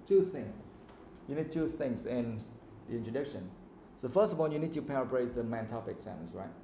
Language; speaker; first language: English; non-native, fluent; Vietnamese